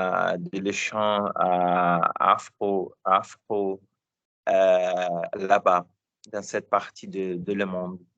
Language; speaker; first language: French; non-native, learner; Portuguese